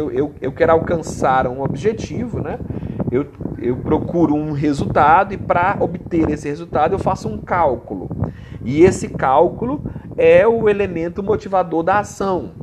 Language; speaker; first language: Portuguese; native; Portuguese